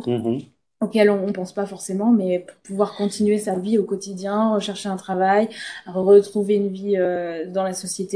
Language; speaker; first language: French; native; French